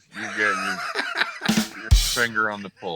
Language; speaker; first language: English; native; English